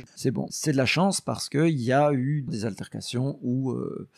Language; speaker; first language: French; native; French